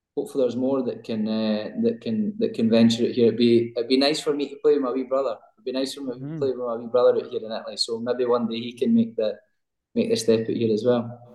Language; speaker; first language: English; native; English